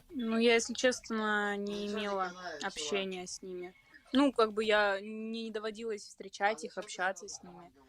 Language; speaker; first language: Russian; native; Russian